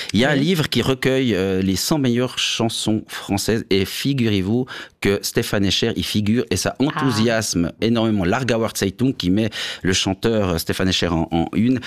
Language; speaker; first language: French; native; French